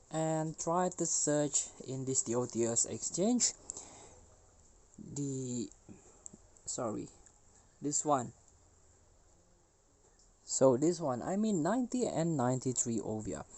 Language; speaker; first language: English; non-native, learner; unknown